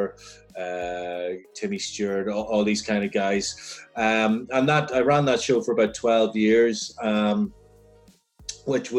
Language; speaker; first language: English; native; English